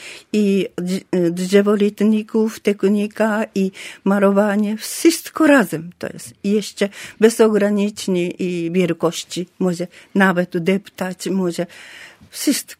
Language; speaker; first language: Polish; non-native, learner; Japanese